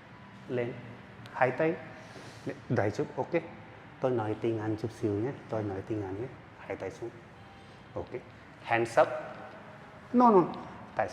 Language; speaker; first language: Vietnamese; non-native, learner; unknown